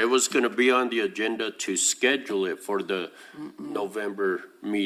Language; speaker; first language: English; native; English